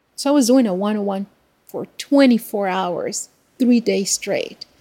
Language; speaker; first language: English; non-native, fluent; Spanish